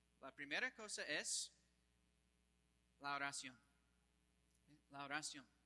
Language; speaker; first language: Spanish; non-native, fluent; English